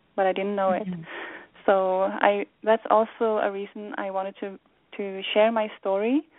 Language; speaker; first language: English; non-native, fluent; Swedish